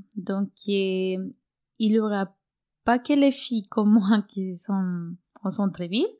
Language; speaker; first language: French; non-native, fluent; Spanish